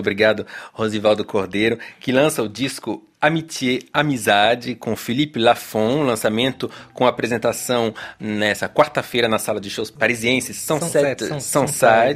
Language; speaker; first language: Portuguese; native; Portuguese